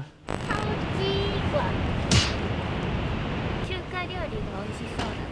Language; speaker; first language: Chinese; non-native, learner; Japanese